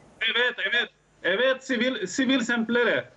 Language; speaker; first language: Turkish; non-native, learner; Ukrainian